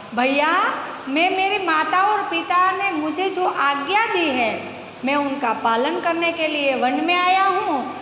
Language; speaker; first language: Hindi; non-native, local second language; Gujarati